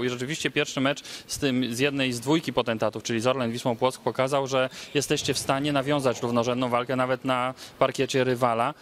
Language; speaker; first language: Polish; native; Polish